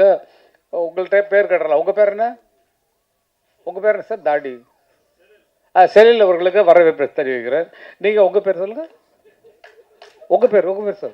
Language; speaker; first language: Tamil; native; Tamil